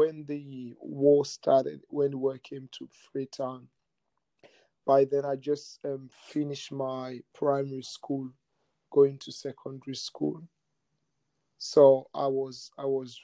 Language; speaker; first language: English; non-native, local second language; Mandingo